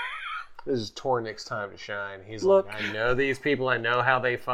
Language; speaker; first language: English; native; English